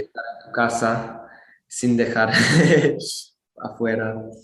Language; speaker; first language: Spanish; non-native, learner; English